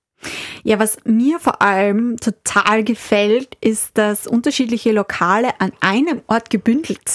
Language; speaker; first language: German; native; German